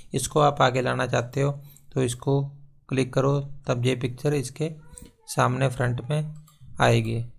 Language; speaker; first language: Hindi; non-native, local second language; Punjabi